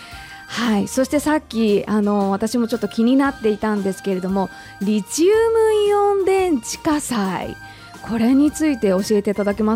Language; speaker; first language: Japanese; native; Japanese